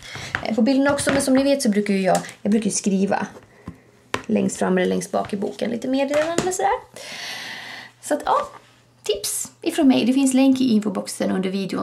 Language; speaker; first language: Swedish; native; Swedish